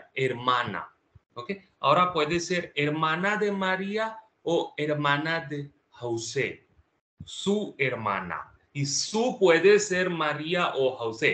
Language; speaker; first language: Spanish; non-native, fluent; Hindi